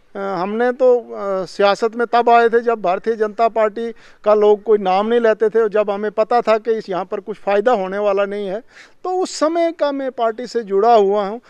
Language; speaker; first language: Hindi; native; Hindi